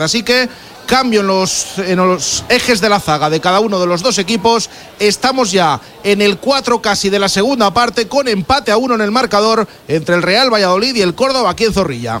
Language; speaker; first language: Spanish; native; Spanish